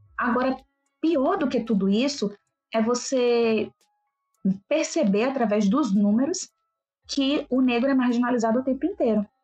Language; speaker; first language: Portuguese; native; Portuguese